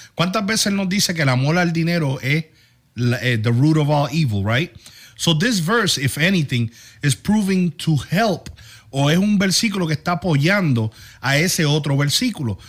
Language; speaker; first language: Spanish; early bilingual, heritage; Spanish